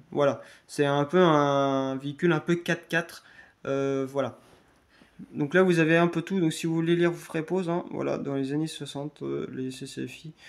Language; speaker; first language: French; native; French